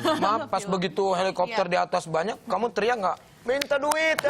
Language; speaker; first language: Indonesian; native; Indonesian